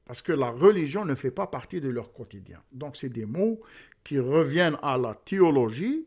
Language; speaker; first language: French; non-native, local second language; Arabic